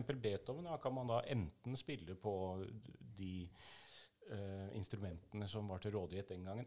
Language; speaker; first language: Norwegian; native; Norwegian